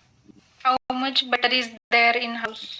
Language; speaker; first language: English; non-native, learner; Marathi